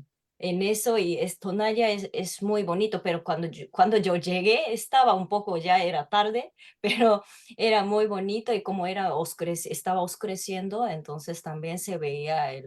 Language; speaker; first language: Spanish; non-native, fluent; Japanese